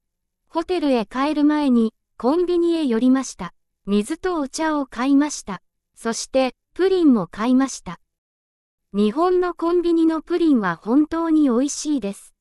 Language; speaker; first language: Japanese; non-native, fluent; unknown